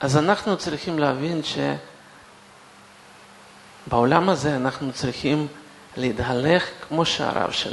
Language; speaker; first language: Hebrew; non-native, fluent; Russian